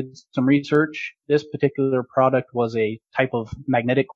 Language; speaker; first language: English; native; English